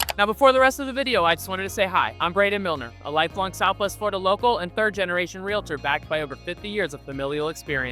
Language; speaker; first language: English; native; English